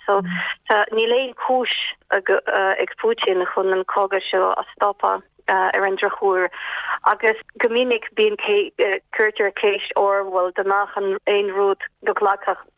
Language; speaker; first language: Irish; non-native, fluent; Ukrainian